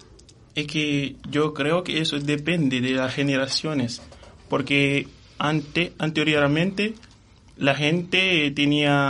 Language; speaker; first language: Spanish; non-native, fluent; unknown